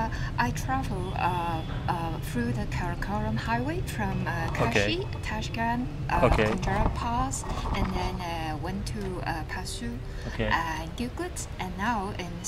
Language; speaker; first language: English; non-native, local second language; Cantonese